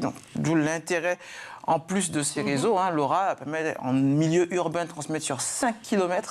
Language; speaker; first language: French; native; French